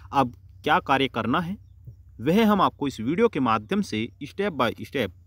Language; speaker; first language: Hindi; native; Hindi